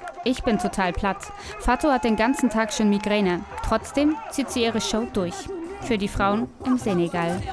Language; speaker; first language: German; native; German